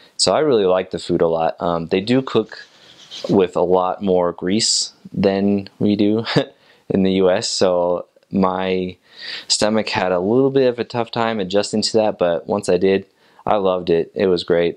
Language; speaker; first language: English; native; English